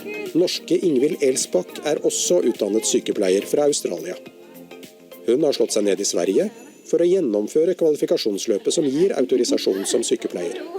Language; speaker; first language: Norwegian; native; Norwegian